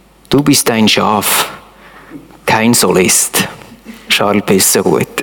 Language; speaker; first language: German; native; German